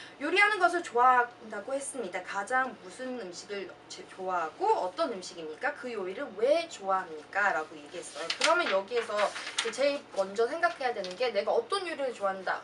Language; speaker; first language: Korean; early bilingual, heritage; Korean